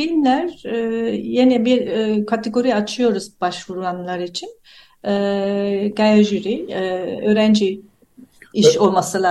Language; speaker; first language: Turkish; non-native, fluent; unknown